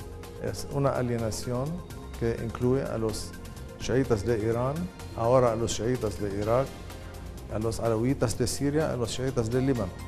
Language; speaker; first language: Spanish; non-native, fluent; Arabic